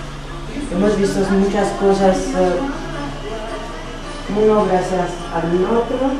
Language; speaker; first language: Spanish; non-native, fluent; Italian